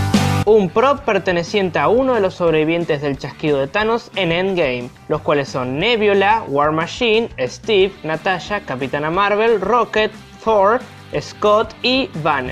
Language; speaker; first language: Spanish; native; Spanish